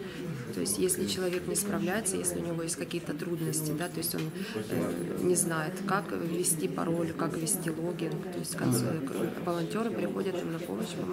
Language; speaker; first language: Russian; native; Russian